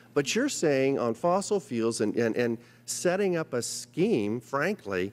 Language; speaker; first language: English; native; English